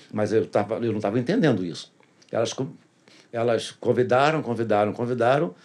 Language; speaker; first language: Portuguese; native; Portuguese